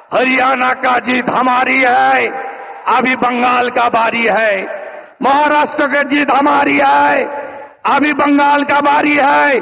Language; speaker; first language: Hindi; non-native, local second language; Bangla